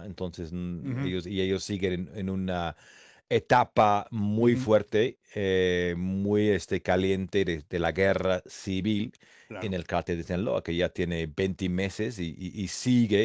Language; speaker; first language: Spanish; non-native, fluent; English